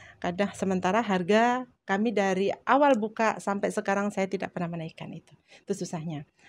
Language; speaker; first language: Indonesian; native; Indonesian